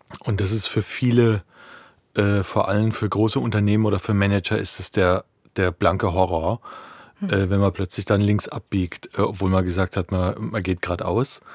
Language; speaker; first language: German; native; German